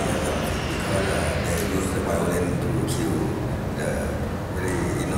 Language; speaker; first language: English; non-native, learner; Thai